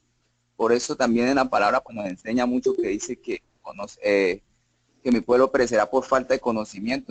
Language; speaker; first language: Spanish; native; Spanish